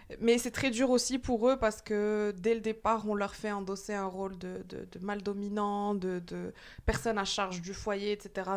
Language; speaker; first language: French; non-native, local second language; Arabic